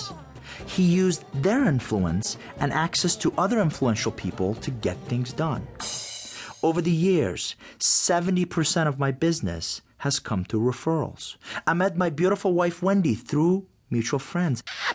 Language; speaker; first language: English; non-native, fluent; Persian